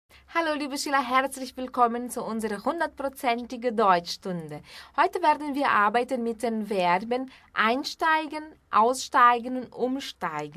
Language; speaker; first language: German; non-native, fluent; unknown